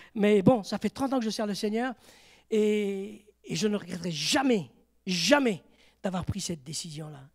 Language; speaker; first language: French; native; French